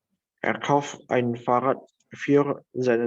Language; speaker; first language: German; non-native, learner; Indonesian